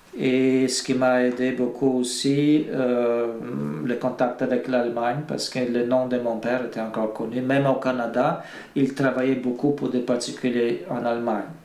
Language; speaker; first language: French; non-native, fluent; Bulgarian